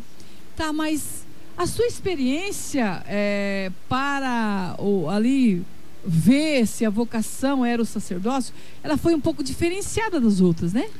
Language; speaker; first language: Portuguese; native; Portuguese